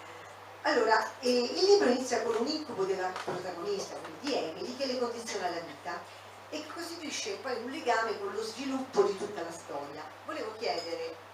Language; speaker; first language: Italian; native; Italian